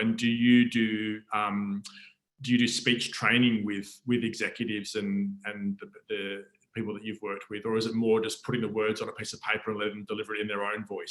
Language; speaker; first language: English; native; English